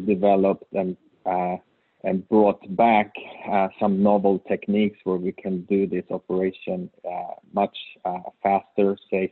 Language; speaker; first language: English; non-native, fluent; Swedish